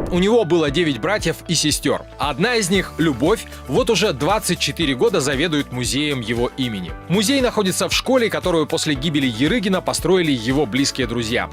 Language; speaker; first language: Russian; native; Russian